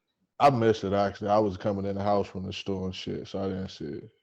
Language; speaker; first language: English; native; English